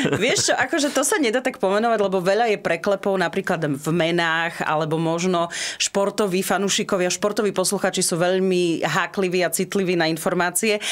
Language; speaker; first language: Slovak; non-native, local second language; Rusyn